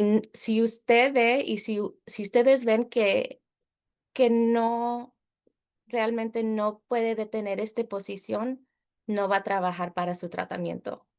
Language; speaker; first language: Spanish; early bilingual, heritage; Spanish